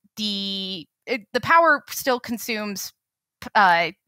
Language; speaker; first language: English; native; English